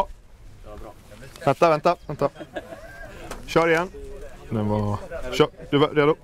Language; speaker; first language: Swedish; native; Swedish